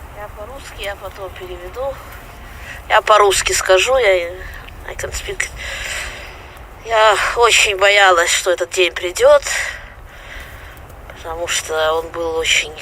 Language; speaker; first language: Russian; early bilingual, heritage; Russian